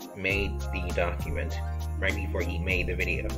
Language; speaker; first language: English; native; English